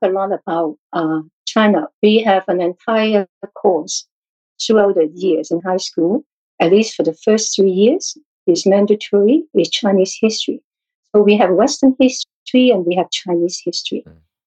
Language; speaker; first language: English; non-native, local second language; Cantonese